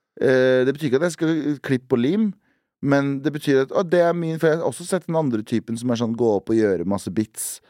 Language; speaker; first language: Norwegian; early bilingual, other home language; Central Kurdish